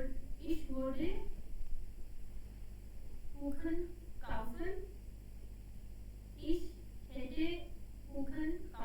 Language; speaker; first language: German; non-native, learner; Hindi